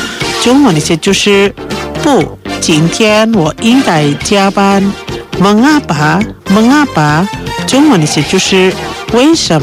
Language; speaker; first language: Chinese; non-native, local second language; Indonesian